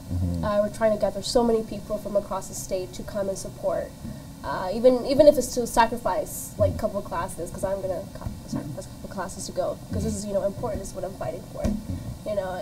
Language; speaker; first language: English; native; English